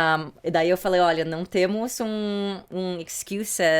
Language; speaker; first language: Portuguese; early bilingual, heritage; English